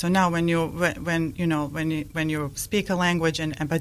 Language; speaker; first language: English; non-native, fluent; Bosnian